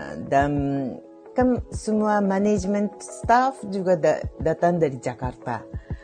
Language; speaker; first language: Indonesian; non-native, fluent; Japanese